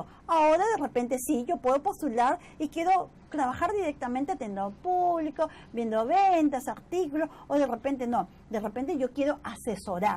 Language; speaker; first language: Spanish; native; Spanish